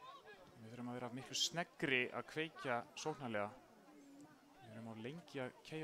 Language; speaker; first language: Icelandic; native; Icelandic